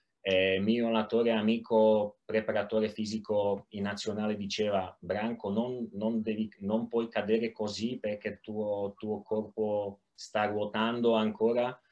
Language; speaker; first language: Italian; non-native, learner; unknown